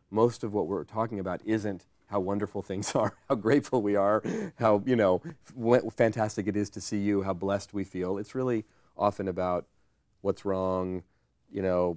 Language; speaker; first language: English; native; English